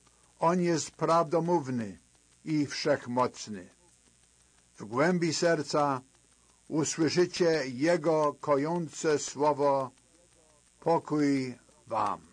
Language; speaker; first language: Polish; native; Polish